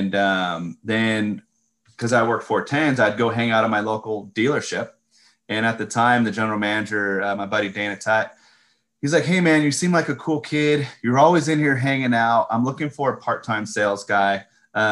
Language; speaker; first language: English; native; English